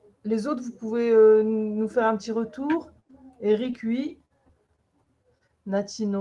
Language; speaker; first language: French; native; French